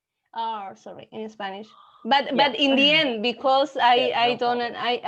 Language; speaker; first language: English; non-native, learner; Spanish